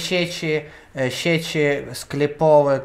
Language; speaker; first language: Polish; non-native, learner; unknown